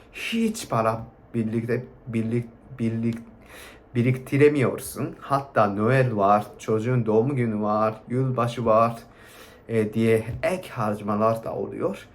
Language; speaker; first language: Turkish; non-native, fluent; Japanese